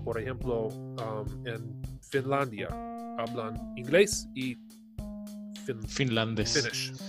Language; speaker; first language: Spanish; non-native, learner; English